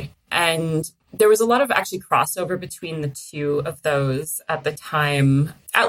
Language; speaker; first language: English; native; English